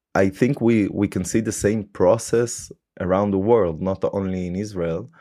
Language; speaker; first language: English; non-native, fluent; Hebrew